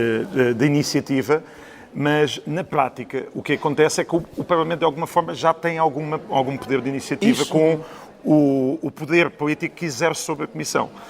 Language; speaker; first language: Portuguese; native; Portuguese